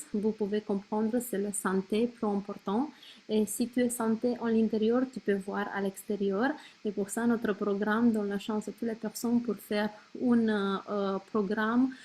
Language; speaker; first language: French; non-native, learner; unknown